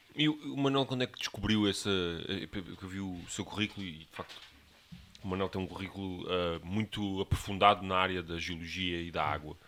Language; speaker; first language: Portuguese; native; Portuguese